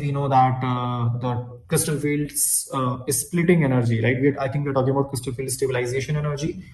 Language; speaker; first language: English; non-native, local second language; Hindi